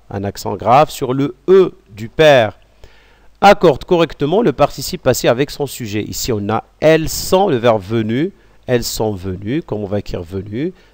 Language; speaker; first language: French; non-native, local second language; Arabic